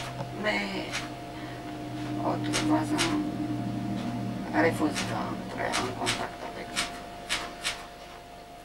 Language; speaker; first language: French; non-native, learner; Romanian